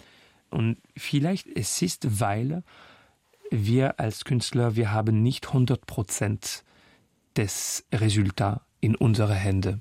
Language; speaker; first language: German; non-native, fluent; French